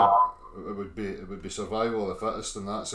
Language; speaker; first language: English; native; English